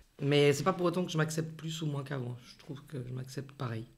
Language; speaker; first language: French; early bilingual, other home language; Portuguese